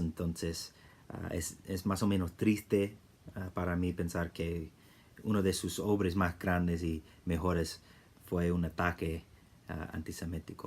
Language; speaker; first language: Spanish; non-native, fluent; English